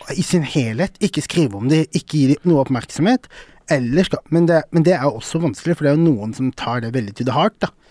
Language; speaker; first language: Norwegian; early bilingual, other home language; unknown